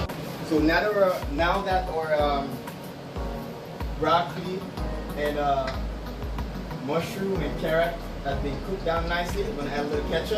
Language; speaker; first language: English; native; English